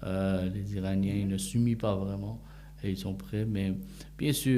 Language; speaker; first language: French; non-native, fluent; Persian